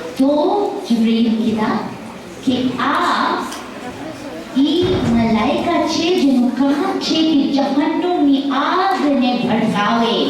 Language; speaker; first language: Gujarati; early bilingual, heritage; Gujarati